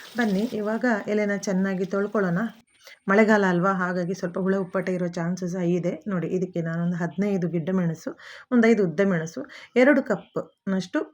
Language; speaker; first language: Kannada; non-native, local second language; Konkani